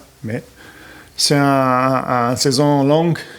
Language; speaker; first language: French; non-native, learner; Portuguese